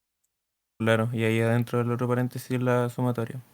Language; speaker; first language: Spanish; native; Spanish